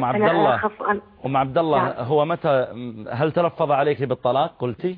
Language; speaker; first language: Arabic; native; Arabic